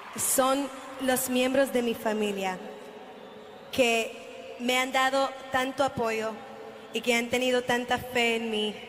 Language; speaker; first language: Spanish; early bilingual, heritage; Spanish